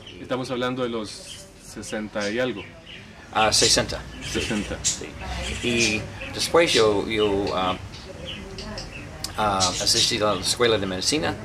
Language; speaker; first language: Spanish; non-native, learner; English